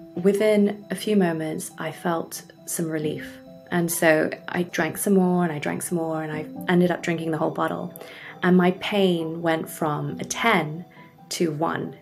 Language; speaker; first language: English; native; English